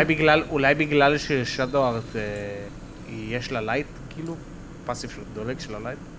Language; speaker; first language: Hebrew; native; Hebrew